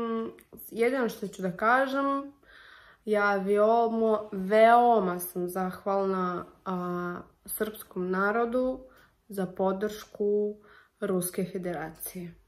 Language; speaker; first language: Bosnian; non-native, learner; Russian